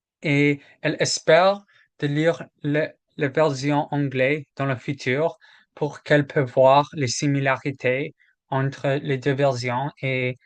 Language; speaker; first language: French; non-native, learner; English